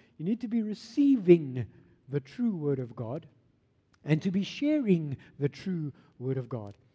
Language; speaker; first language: English; non-native, local second language; Afrikaans